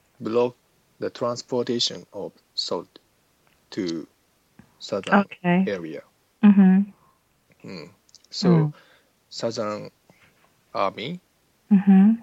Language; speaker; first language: English; non-native, learner; Japanese